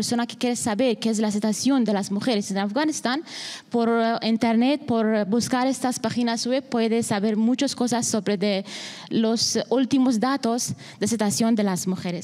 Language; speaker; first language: Spanish; non-native, learner; Persian